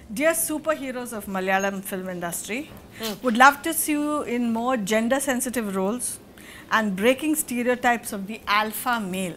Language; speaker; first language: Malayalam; non-native, fluent; Kannada